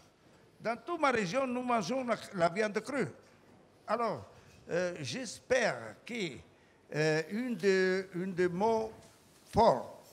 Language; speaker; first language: French; non-native, fluent; Italian